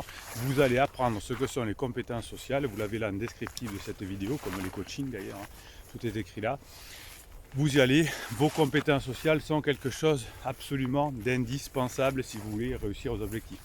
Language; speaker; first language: French; native; French